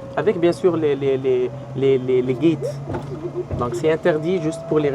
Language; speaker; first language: French; non-native, learner; Arabic